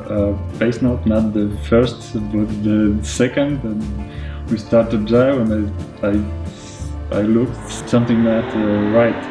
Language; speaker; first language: English; non-native, learner; Latvian